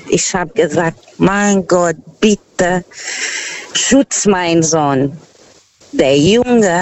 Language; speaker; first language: German; non-native, fluent; Portuguese